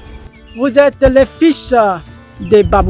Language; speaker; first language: French; non-native, local second language; Morisyen